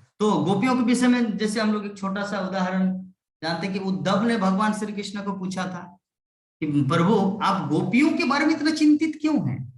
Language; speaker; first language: Hindi; non-native, local second language; Bangla